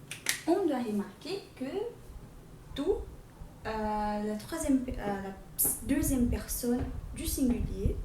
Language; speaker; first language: French; non-native, fluent; Portuguese